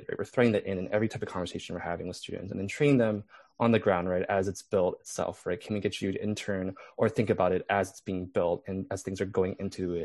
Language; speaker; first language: English; native; English